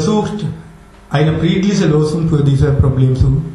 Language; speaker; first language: German; non-native, learner; Sinhala